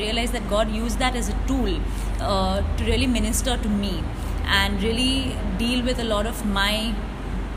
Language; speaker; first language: English; non-native, local second language; Bangla